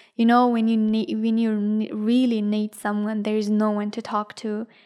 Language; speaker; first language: English; non-native, fluent; Persian